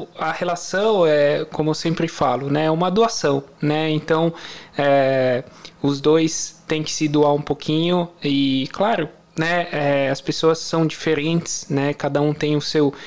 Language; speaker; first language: Portuguese; non-native, fluent; Italian